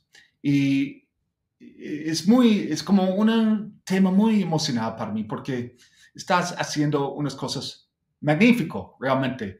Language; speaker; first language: Spanish; non-native, fluent; English